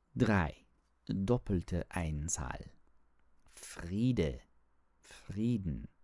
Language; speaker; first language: German; non-native, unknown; English